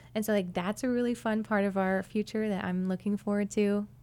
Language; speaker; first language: English; native; English